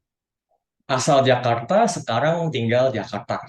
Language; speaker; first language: Indonesian; native; Indonesian